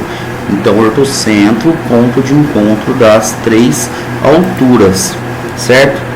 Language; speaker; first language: Portuguese; native; Portuguese